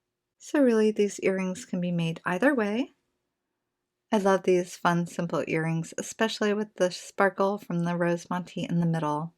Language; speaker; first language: English; native; English